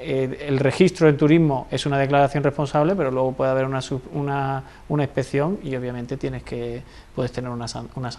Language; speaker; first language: Spanish; native; Spanish